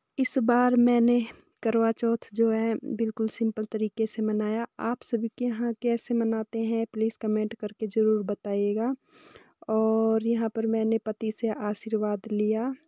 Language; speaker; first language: Hindi; native; Hindi